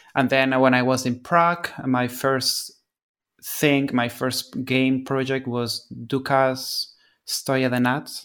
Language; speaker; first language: English; non-native, fluent; Spanish